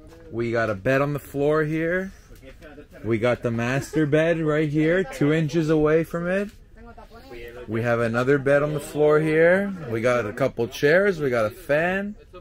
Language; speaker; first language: English; native; English